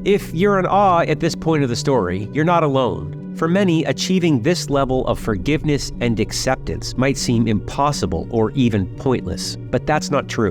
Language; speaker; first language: English; native; English